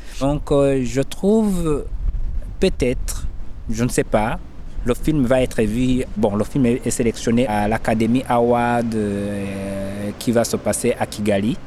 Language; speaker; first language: French; non-native, local second language; Rundi